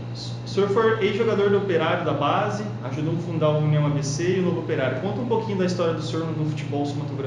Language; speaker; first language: Portuguese; native; Portuguese